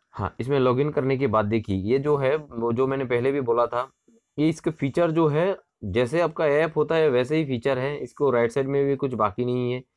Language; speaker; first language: Hindi; non-native, local second language; Bangla